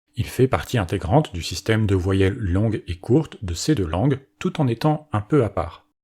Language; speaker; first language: French; native; French